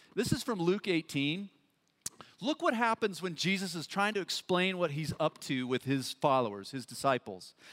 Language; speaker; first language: English; native; English